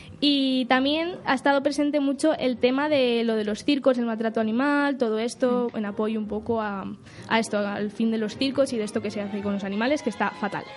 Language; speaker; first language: Spanish; native; Spanish